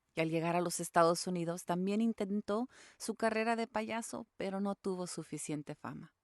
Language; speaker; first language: Spanish; early bilingual, heritage; Spanish